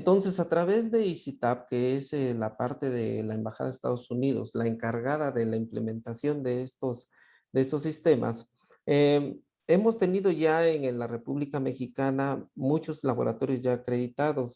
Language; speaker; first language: Spanish; native; Spanish